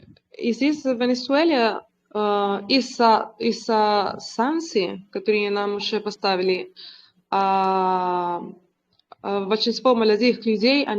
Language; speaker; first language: Russian; non-native, learner; Spanish